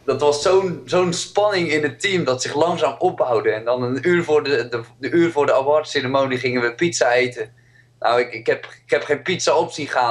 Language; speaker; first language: Dutch; native; Dutch